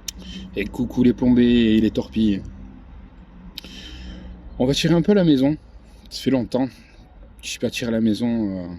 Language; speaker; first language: French; native; French